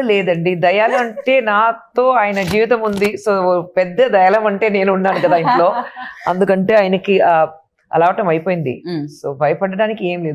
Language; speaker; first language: Telugu; non-native, fluent; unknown